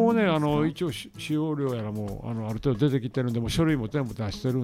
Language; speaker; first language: Japanese; native; Japanese